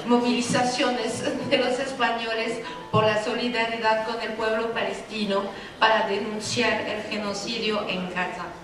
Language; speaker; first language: Spanish; non-native, fluent; French